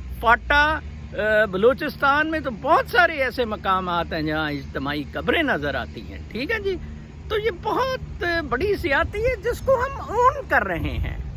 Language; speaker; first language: Urdu; non-native, local second language; Punjabi